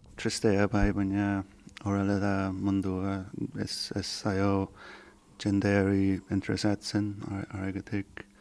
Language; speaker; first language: Basque; non-native, learner; Irish